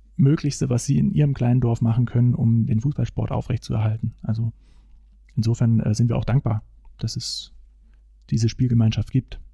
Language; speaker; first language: German; native; German